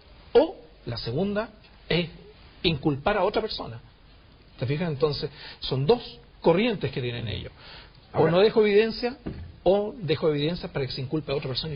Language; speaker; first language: Spanish; native; Spanish